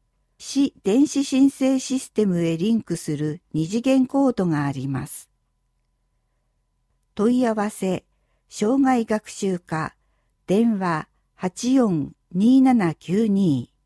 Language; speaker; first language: Japanese; native; Japanese